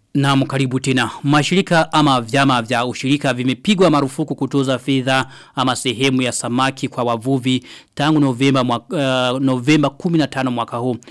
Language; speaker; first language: Swahili; non-native, local second language; Rundi